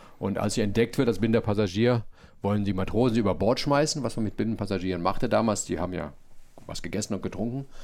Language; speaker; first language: German; native; German